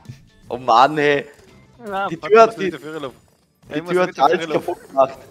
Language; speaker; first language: German; native; German